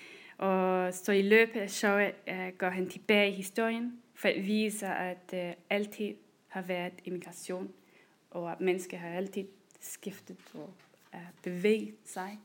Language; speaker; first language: Danish; non-native, fluent; German